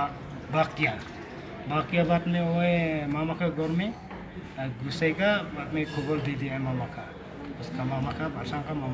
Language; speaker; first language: Hindi; non-native, local second language; Khasi